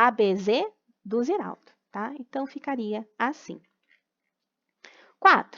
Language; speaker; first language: Portuguese; native; Portuguese